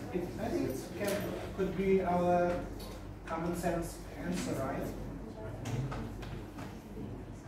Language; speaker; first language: English; non-native, fluent; Indonesian